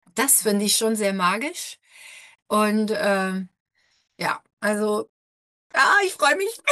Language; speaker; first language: German; non-native, fluent; French